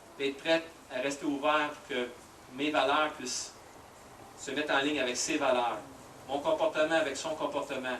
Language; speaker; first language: French; native; French